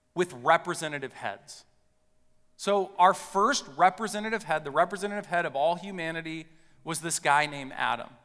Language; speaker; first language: English; native; English